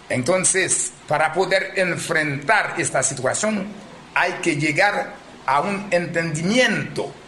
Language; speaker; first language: Spanish; non-native, fluent; Haitian Creole